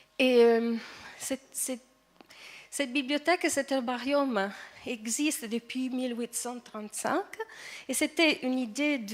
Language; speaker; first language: French; non-native, fluent; Italian